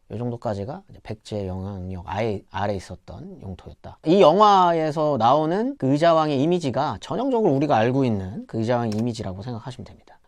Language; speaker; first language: Korean; native; Korean